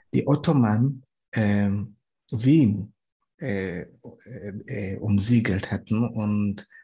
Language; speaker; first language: German; non-native, fluent; Swahili